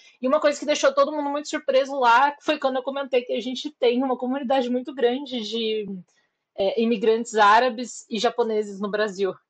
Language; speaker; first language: Portuguese; native; Portuguese